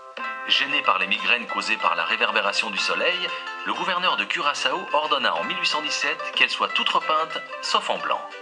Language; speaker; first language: French; native; French